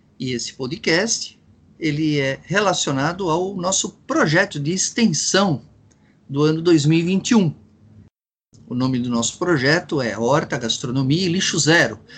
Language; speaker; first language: Portuguese; native; Portuguese